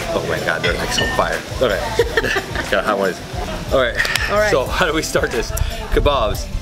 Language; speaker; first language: English; native; English